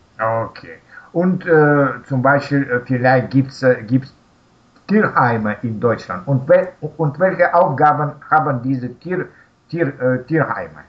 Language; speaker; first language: German; non-native, learner; Russian